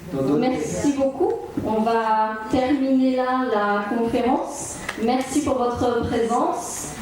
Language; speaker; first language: French; native; French